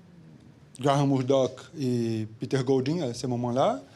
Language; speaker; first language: French; non-native, fluent; Portuguese